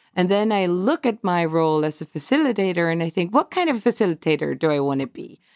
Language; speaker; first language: English; non-native, fluent; Swedish